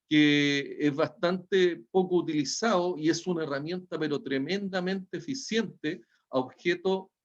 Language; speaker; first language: Spanish; native; Spanish